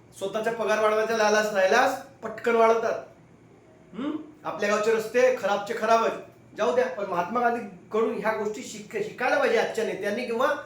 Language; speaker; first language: Marathi; non-native, local second language; Hindi